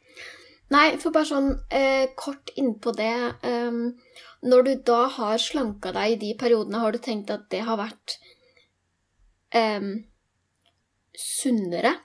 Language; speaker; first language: Norwegian; native; Norwegian